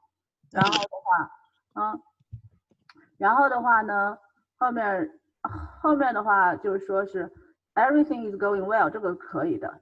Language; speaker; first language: Chinese; native; Chinese